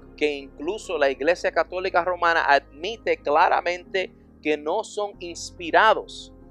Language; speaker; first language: Spanish; non-native, fluent; English